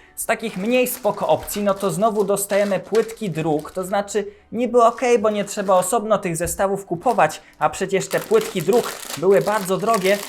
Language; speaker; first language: Polish; native; Polish